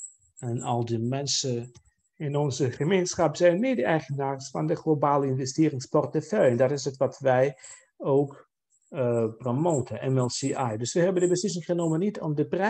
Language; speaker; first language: Dutch; non-native, fluent; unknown